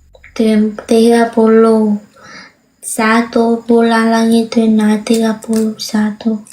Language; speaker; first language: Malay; non-native, learner; Vietnamese